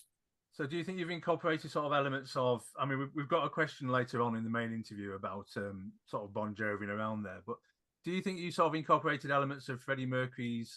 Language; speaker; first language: English; native; English